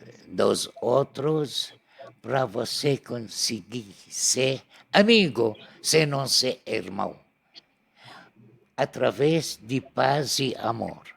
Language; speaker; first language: Portuguese; non-native, learner; Arabic